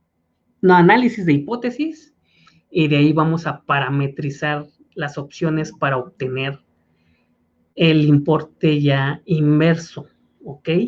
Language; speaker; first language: Spanish; native; Spanish